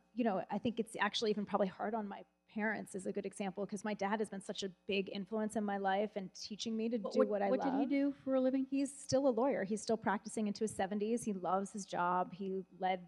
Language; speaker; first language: English; native; English